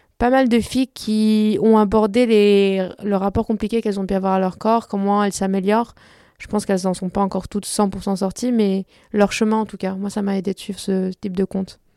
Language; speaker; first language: French; early bilingual, other home language; Spanish